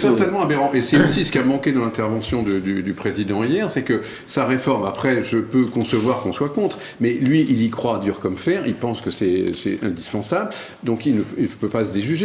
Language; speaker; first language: French; native; French